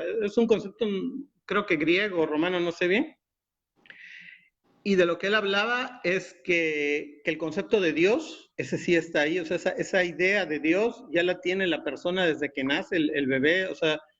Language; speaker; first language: Spanish; native; Spanish